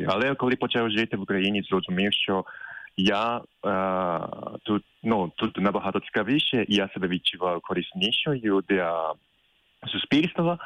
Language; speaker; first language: Ukrainian; non-native, fluent; Japanese